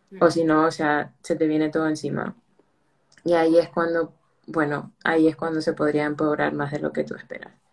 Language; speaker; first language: Spanish; early bilingual, heritage; Spanish